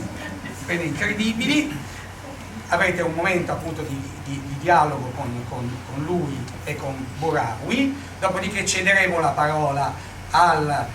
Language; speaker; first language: Italian; native; Italian